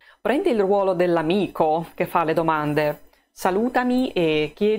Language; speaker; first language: Italian; non-native, fluent; Russian